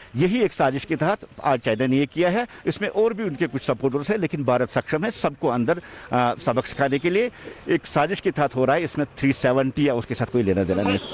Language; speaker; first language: Hindi; non-native, local second language; Kashmiri